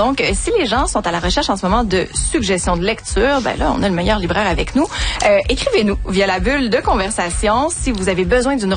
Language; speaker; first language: French; native; French